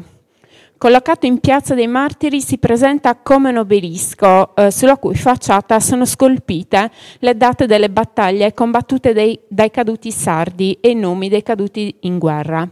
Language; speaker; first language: Italian; native; Italian